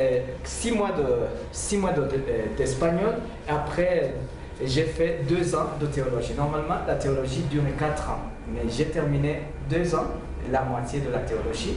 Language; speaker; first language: French; non-native, local second language; Rundi